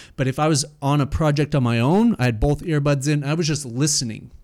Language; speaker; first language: English; native; English